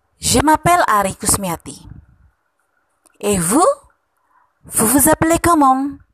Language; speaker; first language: French; non-native, fluent; Indonesian